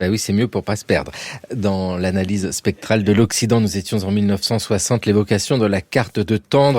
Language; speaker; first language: French; native; French